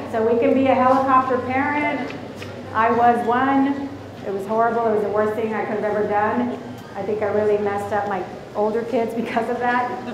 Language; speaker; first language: English; early bilingual, other home language; Spanish